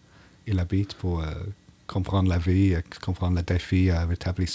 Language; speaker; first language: French; non-native, learner; English